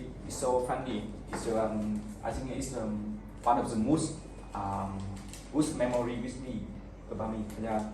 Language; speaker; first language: English; non-native, learner; Vietnamese